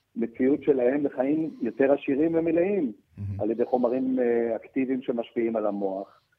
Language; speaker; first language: Hebrew; early bilingual, other home language; French